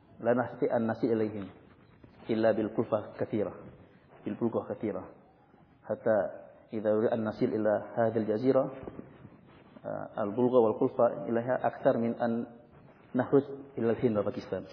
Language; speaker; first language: Arabic; non-native, learner; Indonesian